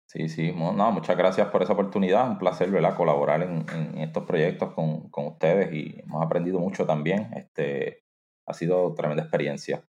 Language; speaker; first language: Spanish; native; Spanish